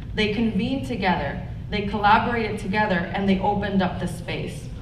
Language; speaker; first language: English; non-native, fluent; Spanish